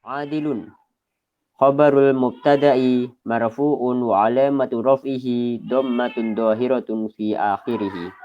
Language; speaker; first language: Arabic; non-native, learner; Indonesian